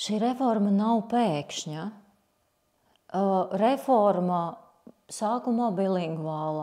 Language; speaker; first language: Latvian; non-native, local second language; Russian